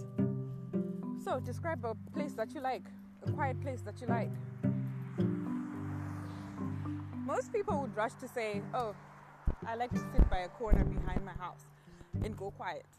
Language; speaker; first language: English; non-native, local second language; Shona